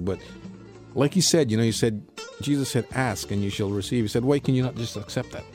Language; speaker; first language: English; native; English